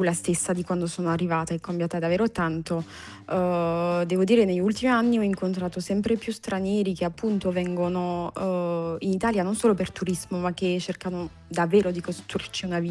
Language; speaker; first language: Italian; non-native, fluent; French